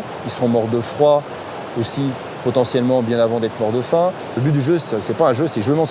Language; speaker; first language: French; native; French